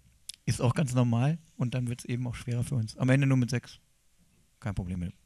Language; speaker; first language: German; native; German